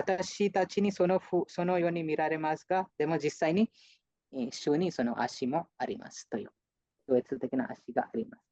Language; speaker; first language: Japanese; non-native, fluent; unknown